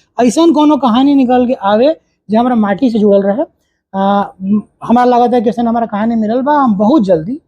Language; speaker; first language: Bhojpuri; non-native, local second language; Hindi